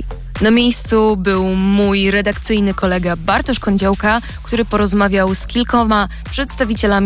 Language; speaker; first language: Polish; native; Polish